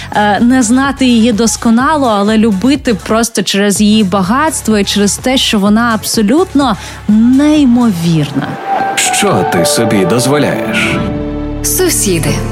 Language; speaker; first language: Ukrainian; non-native, local second language; Russian